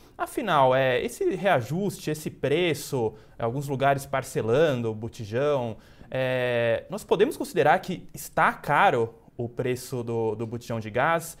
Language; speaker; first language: Portuguese; native; Portuguese